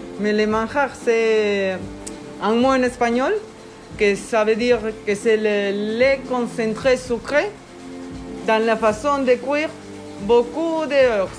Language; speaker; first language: French; non-native, learner; Spanish